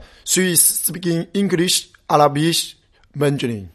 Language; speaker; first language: English; non-native, learner; Chinese